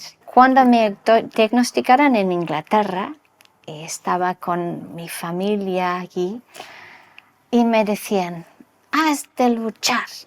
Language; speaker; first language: Spanish; non-native, local second language; English